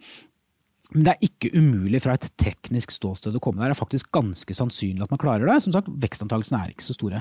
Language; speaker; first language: Norwegian; native; Norwegian